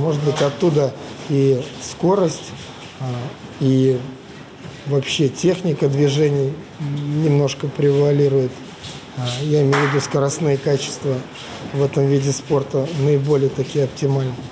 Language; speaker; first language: Russian; native; Russian